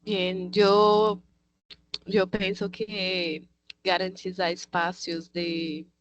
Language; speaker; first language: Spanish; non-native, learner; Portuguese